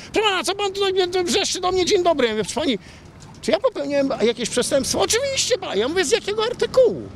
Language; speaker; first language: Polish; native; Polish